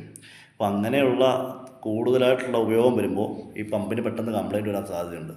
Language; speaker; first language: Malayalam; native; Malayalam